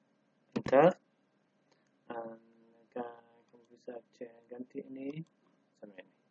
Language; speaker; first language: Indonesian; non-native, learner; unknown